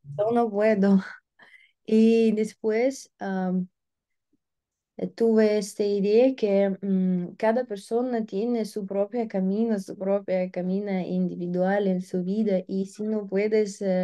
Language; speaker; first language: Spanish; non-native, learner; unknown